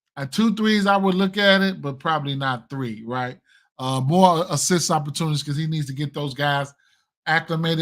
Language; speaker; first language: English; native; English